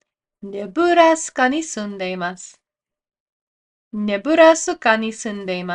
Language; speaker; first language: Japanese; non-native, fluent; English